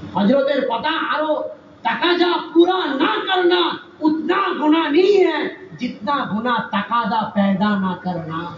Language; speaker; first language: Hindi; non-native, local second language; Bangla